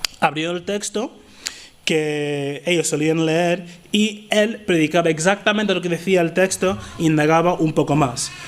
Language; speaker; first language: Spanish; non-native, fluent; English